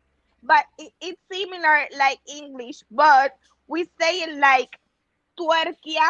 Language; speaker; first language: English; non-native, local second language; Spanish